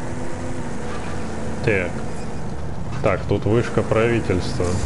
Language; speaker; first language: Russian; native; Russian